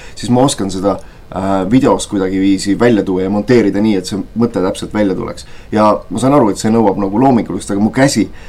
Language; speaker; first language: Estonian; native; Estonian